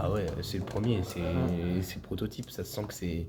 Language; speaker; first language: French; native; French